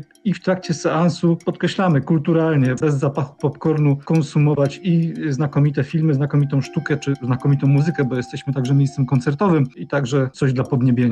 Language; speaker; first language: Polish; native; Polish